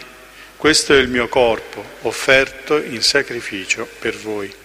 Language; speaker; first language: Italian; native; Italian